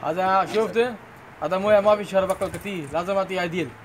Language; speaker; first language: Arabic; non-native, learner; Punjabi